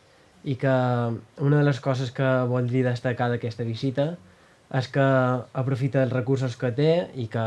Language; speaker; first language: Catalan; native; Catalan